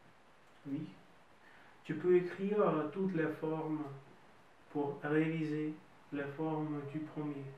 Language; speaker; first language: French; non-native, fluent; Russian